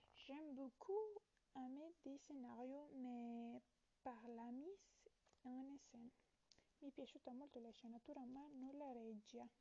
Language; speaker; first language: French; non-native, learner; Italian